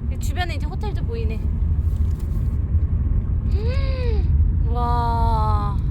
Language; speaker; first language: Korean; native; Korean